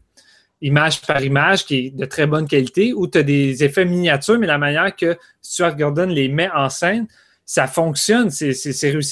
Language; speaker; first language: French; native; French